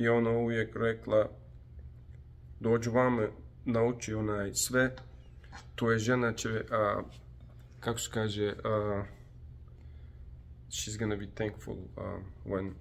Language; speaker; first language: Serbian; non-native, learner; Turkish